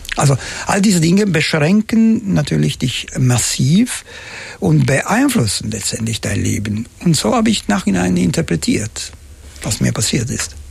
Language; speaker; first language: German; non-native, fluent; Italian